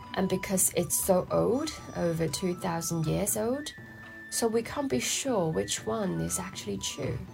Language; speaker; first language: English; non-native, fluent; Chinese